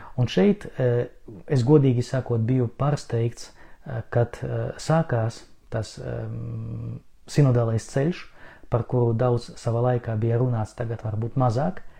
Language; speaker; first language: Latvian; non-native, local second language; Russian